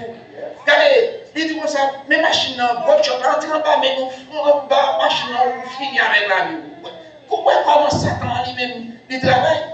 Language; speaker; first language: French; non-native, local second language; Haitian Creole